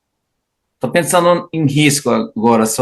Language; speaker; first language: Portuguese; non-native, fluent; English